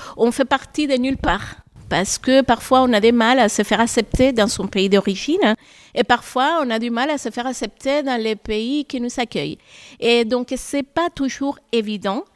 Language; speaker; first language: French; non-native, fluent; Spanish